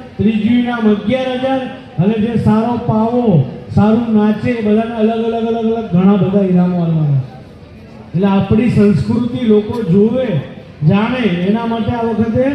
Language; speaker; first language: Gujarati; native; Gujarati